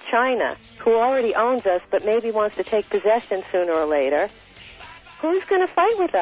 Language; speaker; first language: English; native; English